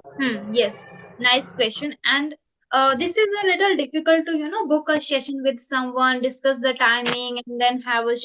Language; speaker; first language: English; non-native, local second language; Hindi